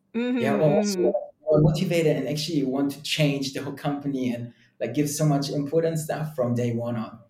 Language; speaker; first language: English; non-native, fluent; German